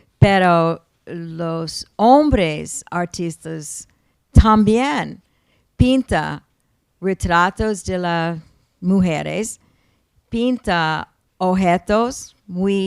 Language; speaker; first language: Spanish; non-native, learner; English